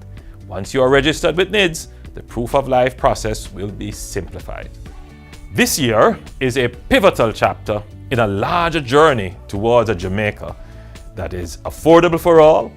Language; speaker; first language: English; native; English